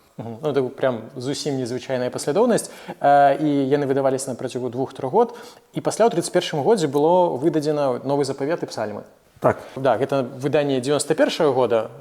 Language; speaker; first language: Belarusian; non-native, local second language; Russian